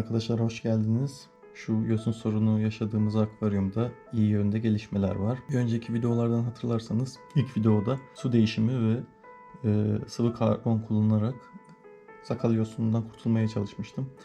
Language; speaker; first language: Turkish; native; Turkish